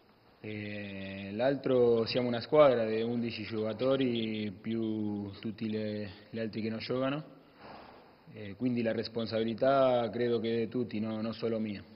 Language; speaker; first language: Italian; non-native, fluent; Spanish